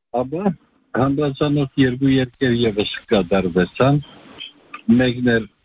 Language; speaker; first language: Armenian; native; Armenian